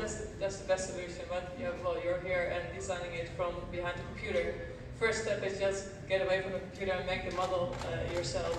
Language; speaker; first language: English; non-native, fluent; Dutch